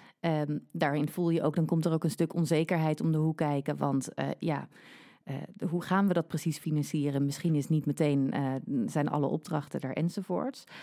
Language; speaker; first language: Dutch; native; Dutch